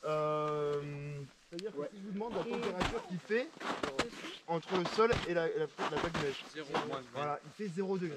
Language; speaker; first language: French; native; French